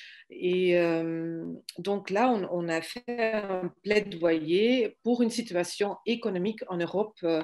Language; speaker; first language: French; non-native, fluent; Dutch